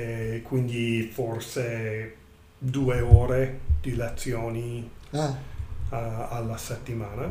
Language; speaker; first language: Italian; non-native, learner; English